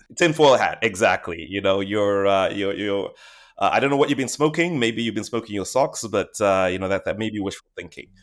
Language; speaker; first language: English; non-native, local second language; Shona